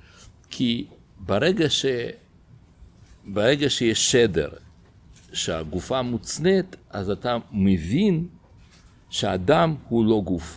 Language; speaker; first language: Hebrew; non-native, fluent; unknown